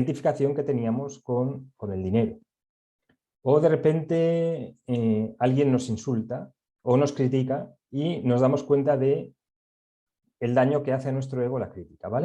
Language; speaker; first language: Spanish; native; Spanish